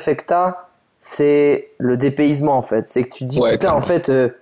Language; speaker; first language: French; native; French